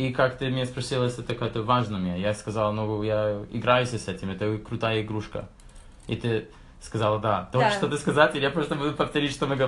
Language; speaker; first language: Russian; non-native, learner; English